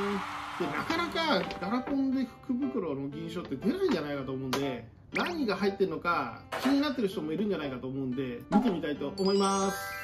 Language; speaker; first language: Japanese; native; Japanese